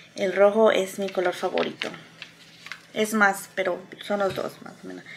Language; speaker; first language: Spanish; native; Spanish